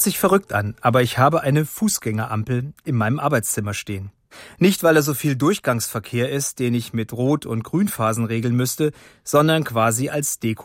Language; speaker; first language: German; native; German